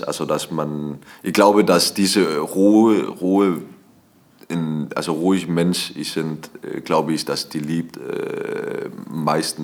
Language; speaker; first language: German; non-native, learner; Danish